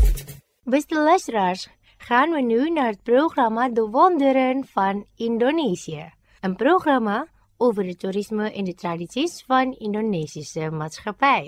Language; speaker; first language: Dutch; non-native, fluent; Indonesian